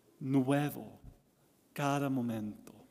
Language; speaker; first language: Spanish; non-native, learner; English